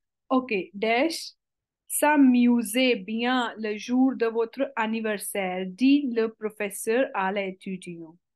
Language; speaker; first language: French; non-native, fluent; Hindi